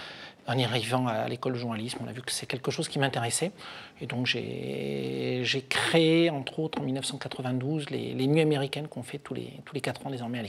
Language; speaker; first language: French; native; French